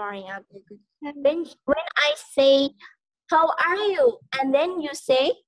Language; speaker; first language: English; non-native, learner; Indonesian